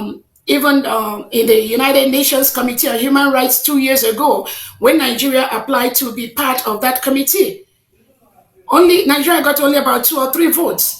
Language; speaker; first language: English; non-native, local second language; Igbo